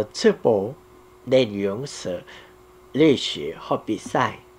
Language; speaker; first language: Chinese; non-native, learner; Korean